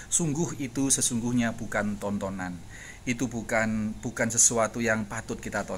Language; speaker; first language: Indonesian; native; Indonesian